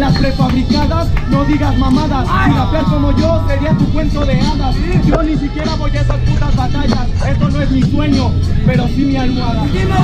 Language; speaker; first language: Spanish; native; Spanish